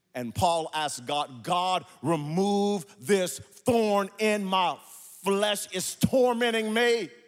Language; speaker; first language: English; native; English